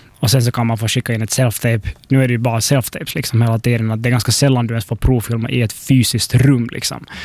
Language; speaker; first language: Swedish; native; Swedish